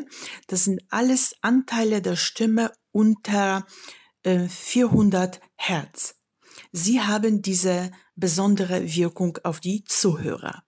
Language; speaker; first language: German; non-native, fluent; Polish